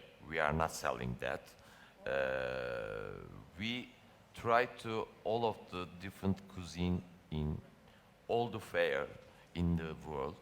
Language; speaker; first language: English; non-native, learner; Turkish